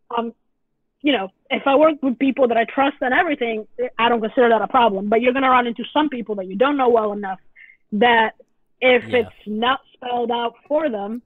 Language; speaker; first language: English; non-native, fluent; Italian